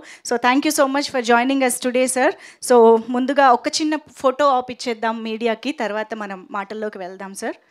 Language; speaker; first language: Telugu; native; Telugu